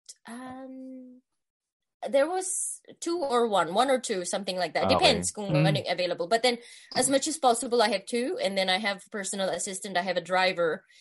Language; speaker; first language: English; non-native, local second language; Filipino